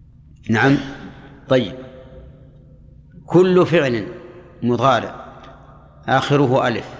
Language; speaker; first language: Arabic; native; Arabic